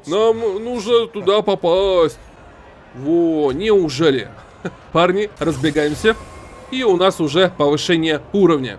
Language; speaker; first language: Russian; native; Russian